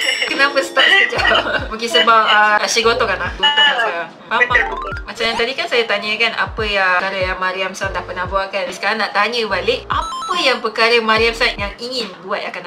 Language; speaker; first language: Malay; native; Malay